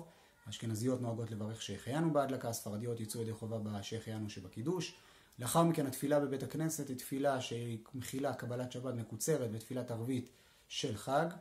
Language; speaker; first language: Hebrew; native; Hebrew